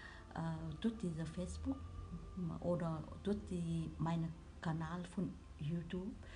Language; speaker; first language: German; non-native, learner; Vietnamese